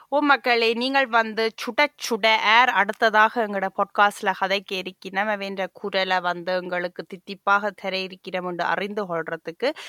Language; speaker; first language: Tamil; native; Tamil